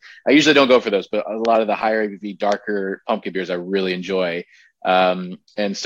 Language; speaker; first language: English; native; English